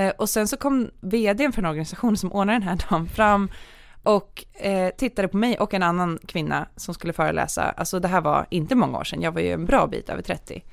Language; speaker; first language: Swedish; native; Swedish